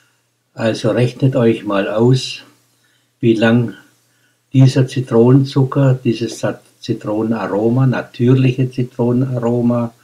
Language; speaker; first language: German; native; German